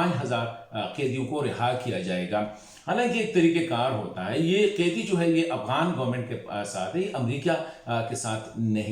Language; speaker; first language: Hindi; non-native, local second language; Pashto